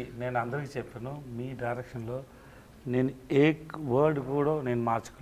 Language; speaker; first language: Telugu; non-native, learner; Tamil